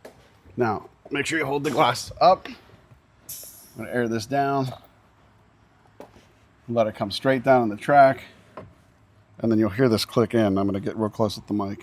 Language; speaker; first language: English; native; English